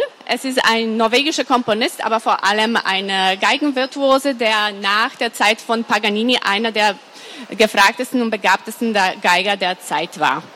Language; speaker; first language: German; non-native, fluent; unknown